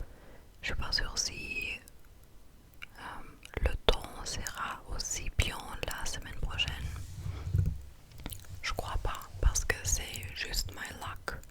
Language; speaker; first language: French; non-native, fluent; English